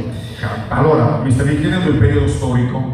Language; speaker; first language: Italian; native; Italian